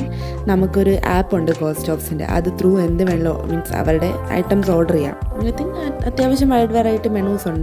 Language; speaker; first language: Malayalam; native; Malayalam